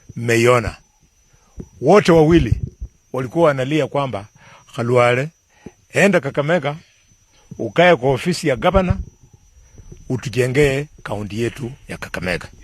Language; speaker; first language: Swahili; non-native, local second language; Luyia